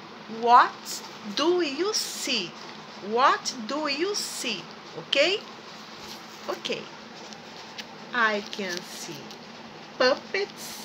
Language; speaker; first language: English; non-native, learner; Portuguese